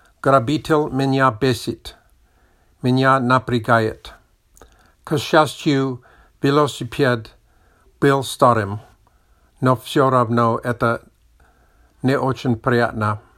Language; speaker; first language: Russian; non-native, learner; English